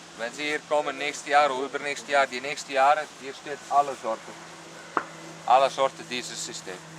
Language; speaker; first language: German; non-native, learner; Dutch